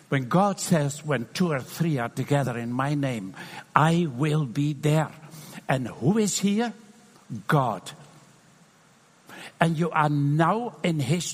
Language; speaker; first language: English; non-native, fluent; Dutch